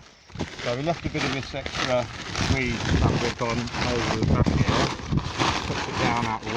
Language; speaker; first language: English; native; English